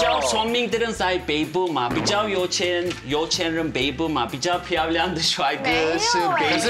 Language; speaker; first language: Chinese; non-native, fluent; Turkish